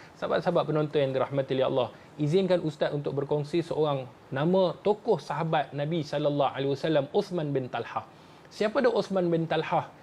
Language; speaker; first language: Malay; native; Malay